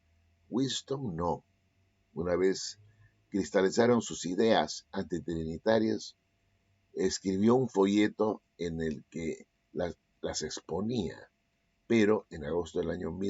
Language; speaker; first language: Spanish; native; Spanish